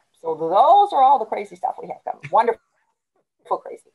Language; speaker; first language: English; native; English